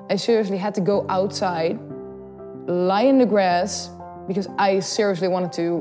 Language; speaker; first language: English; non-native, fluent; Dutch